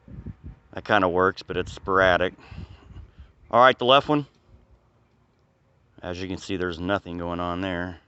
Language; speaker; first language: English; native; English